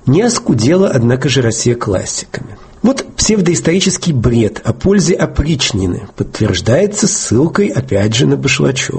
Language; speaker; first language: Russian; native; Russian